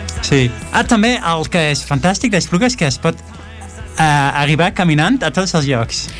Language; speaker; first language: Catalan; non-native, fluent; Dutch